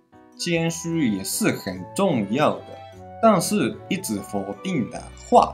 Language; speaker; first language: Chinese; non-native, fluent; Japanese